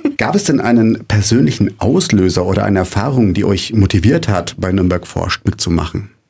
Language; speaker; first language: German; native; German